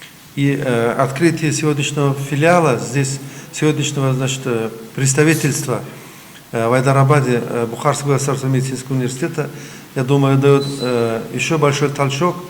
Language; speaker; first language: Russian; non-native, local second language; Uzbek